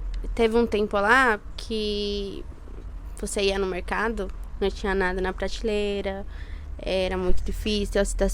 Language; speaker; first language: Portuguese; non-native, fluent; Spanish